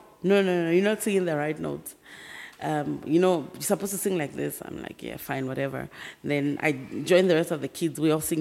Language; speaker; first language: English; non-native, local second language; Tsonga